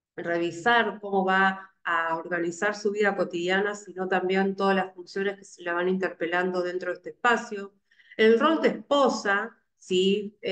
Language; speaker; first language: Spanish; native; Spanish